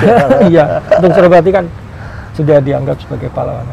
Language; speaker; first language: Indonesian; native; Indonesian